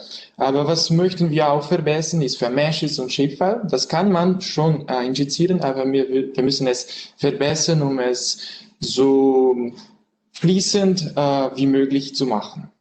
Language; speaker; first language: German; non-native, learner; French